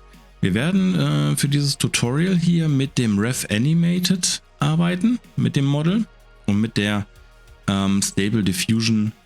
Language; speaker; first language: German; native; German